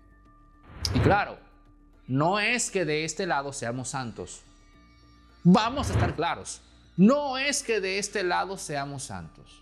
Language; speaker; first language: Spanish; native; Spanish